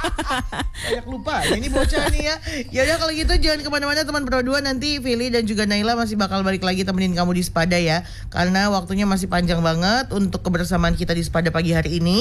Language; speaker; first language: Indonesian; native; Indonesian